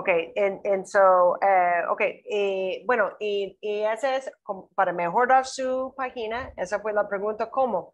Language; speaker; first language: Spanish; non-native, learner; English